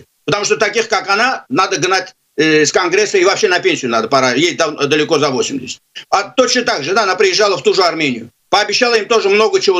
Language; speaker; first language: Russian; non-native, local second language; Azerbaijani